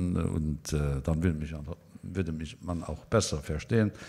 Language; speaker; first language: German; non-native, local second language; Luxembourgish